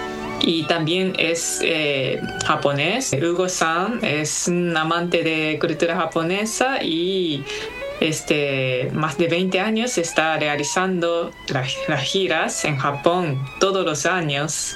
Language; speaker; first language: Spanish; non-native, fluent; Japanese